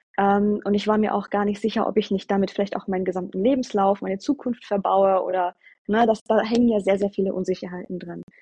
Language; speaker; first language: German; early bilingual, other home language; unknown